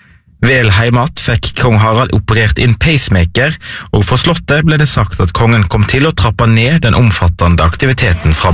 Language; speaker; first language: Norwegian; native; Norwegian